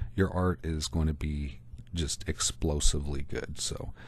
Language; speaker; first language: English; native; English